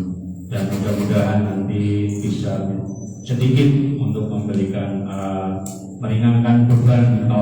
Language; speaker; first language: Indonesian; native; Indonesian